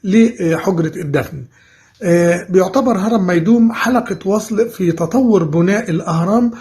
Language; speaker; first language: Arabic; native; Arabic